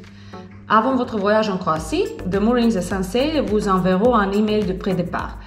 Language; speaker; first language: French; non-native, learner; Croatian